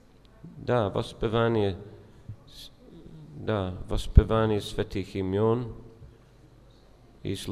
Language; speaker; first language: Russian; non-native, fluent; English